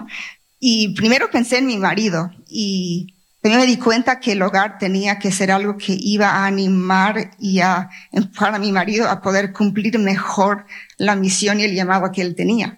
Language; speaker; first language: Spanish; native; Spanish